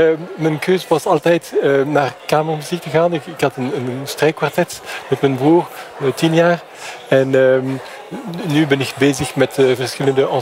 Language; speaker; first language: Dutch; non-native, fluent; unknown